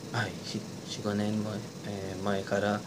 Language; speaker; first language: Japanese; non-native, learner; Persian